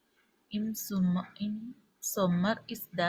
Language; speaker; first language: German; non-native, learner; Malayalam